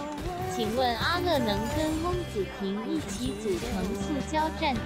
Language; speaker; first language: Chinese; native; Chinese